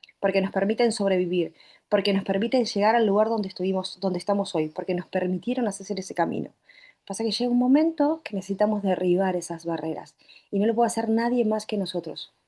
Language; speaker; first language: Spanish; native; Spanish